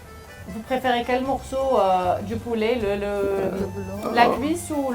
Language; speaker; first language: French; non-native, local second language; Arabic